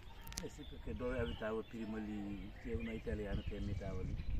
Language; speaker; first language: Italian; non-native, learner; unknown